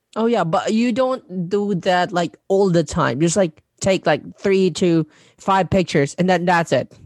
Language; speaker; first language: English; non-native, local second language; Cebuano